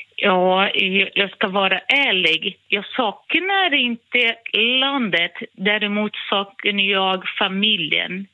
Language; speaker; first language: Swedish; non-native, fluent; Portuguese